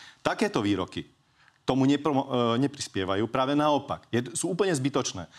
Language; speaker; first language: Slovak; non-native, local second language; Hungarian